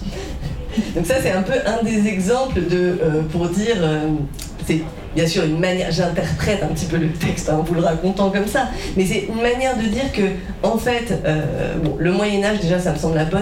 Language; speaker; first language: French; native; French